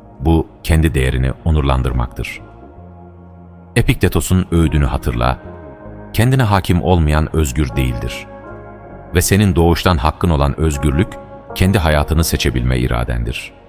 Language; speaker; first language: Turkish; native; Turkish